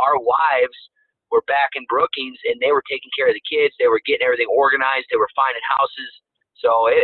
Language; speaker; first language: English; native; English